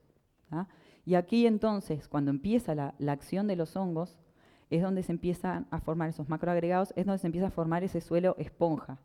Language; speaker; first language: Spanish; native; Spanish